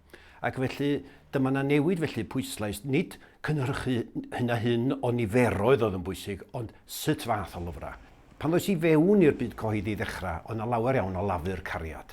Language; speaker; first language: Welsh; native; Welsh